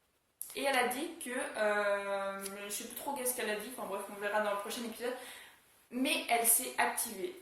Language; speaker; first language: French; native; French